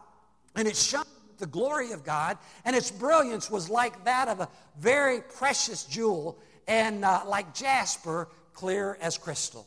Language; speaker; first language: English; native; English